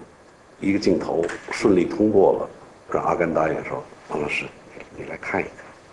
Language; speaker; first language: Chinese; native; Chinese